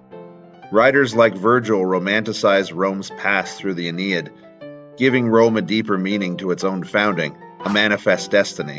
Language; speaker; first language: English; native; English